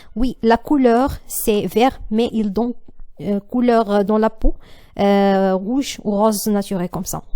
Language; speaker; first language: French; non-native, learner; Arabic